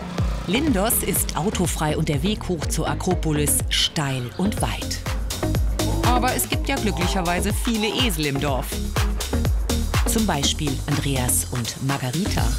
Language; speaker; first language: German; native; German